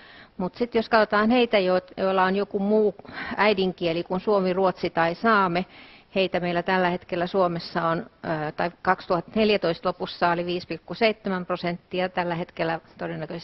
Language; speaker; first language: Finnish; native; Finnish